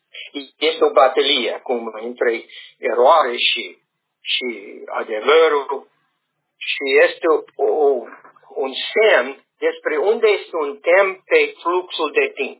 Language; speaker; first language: Romanian; non-native, learner; English